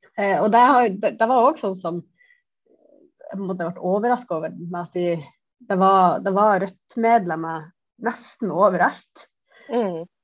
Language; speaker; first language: Norwegian; native; Norwegian